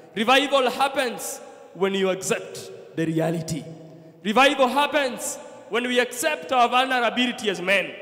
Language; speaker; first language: English; non-native, local second language; Swahili